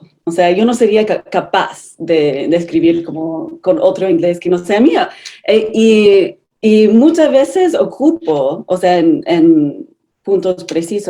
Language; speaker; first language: Spanish; non-native, fluent; English